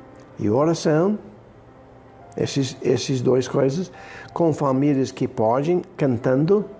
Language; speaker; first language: Portuguese; non-native, fluent; English